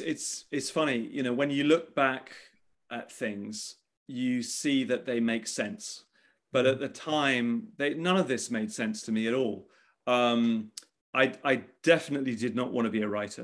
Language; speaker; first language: English; native; English